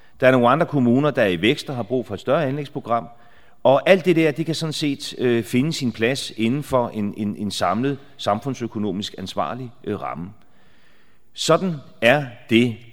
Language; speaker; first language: Danish; native; Danish